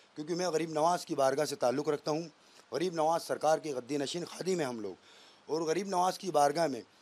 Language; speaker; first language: Hindi; native; Hindi